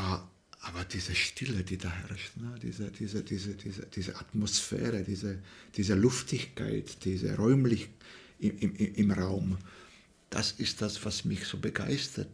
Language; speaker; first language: German; non-native, fluent; Slovak